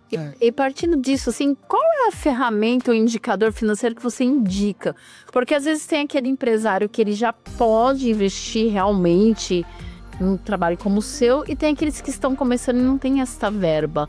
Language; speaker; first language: Portuguese; native; Portuguese